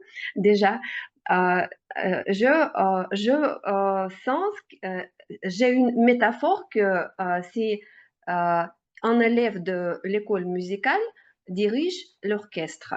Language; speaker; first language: French; non-native, learner; Russian